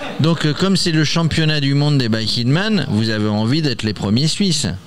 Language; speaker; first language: French; native; French